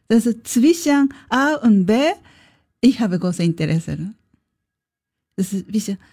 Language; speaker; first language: German; non-native, learner; Japanese